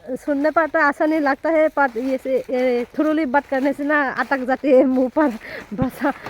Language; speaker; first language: Hindi; non-native, local second language; Kok Borok